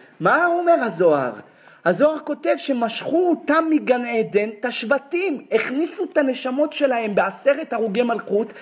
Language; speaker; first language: Hebrew; native; Hebrew